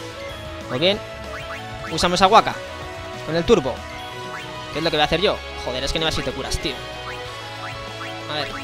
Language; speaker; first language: Spanish; native; Spanish